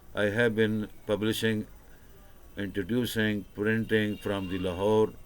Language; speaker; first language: English; non-native, local second language; Urdu